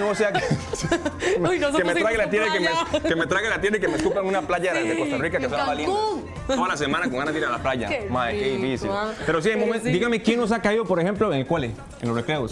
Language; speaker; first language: Spanish; native; Spanish